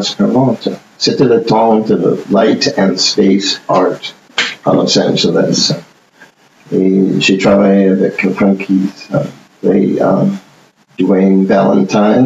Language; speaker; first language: French; non-native, fluent; English